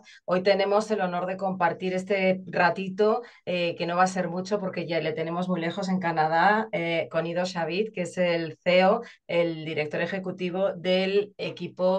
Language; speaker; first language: Spanish; native; Spanish